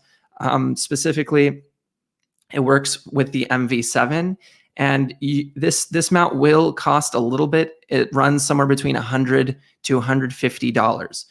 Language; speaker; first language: English; native; English